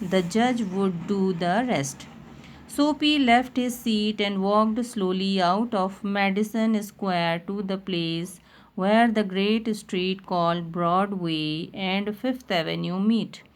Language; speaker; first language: English; non-native, local second language; Hindi